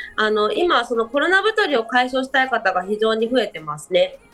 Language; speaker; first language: Japanese; native; Japanese